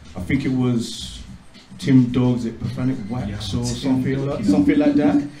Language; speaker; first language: English; native; English